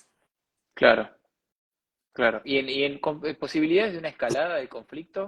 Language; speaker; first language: Spanish; native; Spanish